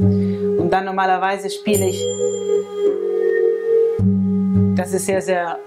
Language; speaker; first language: German; non-native, fluent; Italian